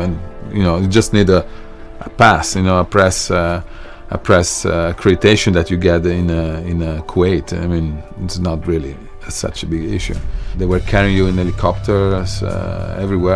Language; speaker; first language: English; non-native, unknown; Italian